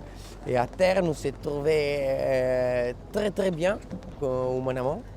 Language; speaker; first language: French; non-native, fluent; Italian